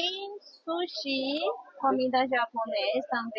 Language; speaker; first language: Portuguese; non-native, fluent; Chinese